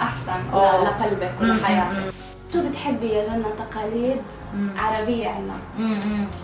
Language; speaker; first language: Arabic; native; Arabic